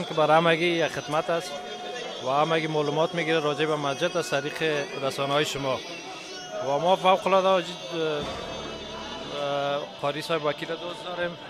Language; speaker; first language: Persian; native; Persian